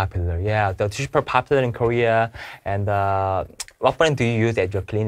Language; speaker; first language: English; non-native, learner; Korean